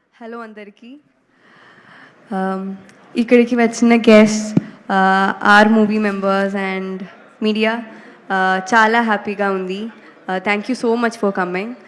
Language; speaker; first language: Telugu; non-native, learner; Malayalam